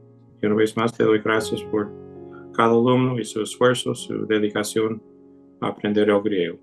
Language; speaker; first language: Spanish; non-native, fluent; English